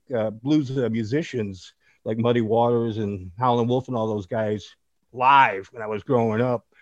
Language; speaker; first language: English; native; English